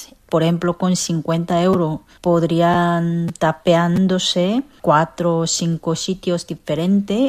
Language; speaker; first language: Spanish; non-native, fluent; Korean